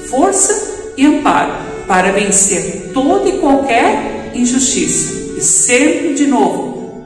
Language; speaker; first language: Portuguese; native; Portuguese